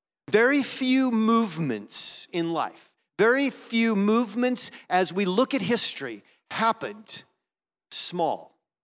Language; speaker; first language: English; native; English